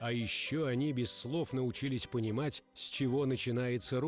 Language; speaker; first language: Russian; native; Russian